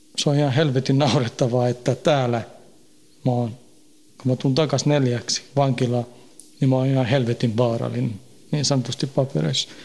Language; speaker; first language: Finnish; early bilingual, heritage; Finnish